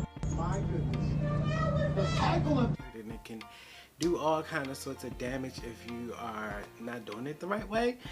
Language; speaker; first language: English; native; English